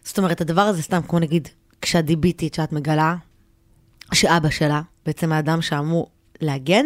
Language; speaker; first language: Hebrew; native; Hebrew